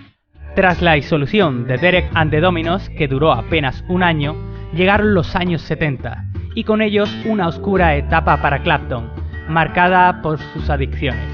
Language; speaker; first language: Spanish; native; Spanish